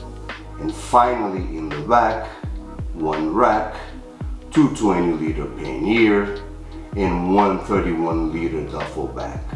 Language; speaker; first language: English; non-native, fluent; Portuguese